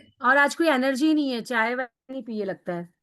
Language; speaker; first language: Hindi; native; Hindi